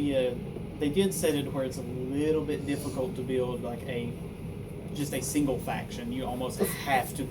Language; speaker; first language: English; native; English